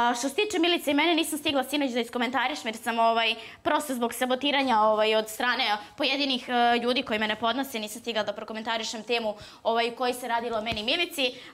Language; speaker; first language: Serbian; native; Serbian